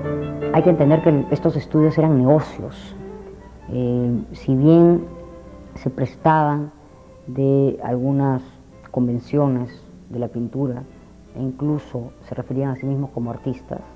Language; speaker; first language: Spanish; native; Spanish